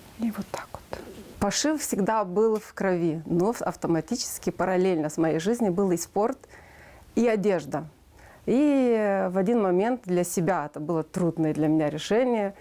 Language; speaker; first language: Russian; non-native, local second language; Romanian